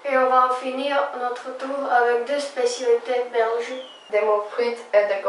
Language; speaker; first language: French; non-native, learner; Croatian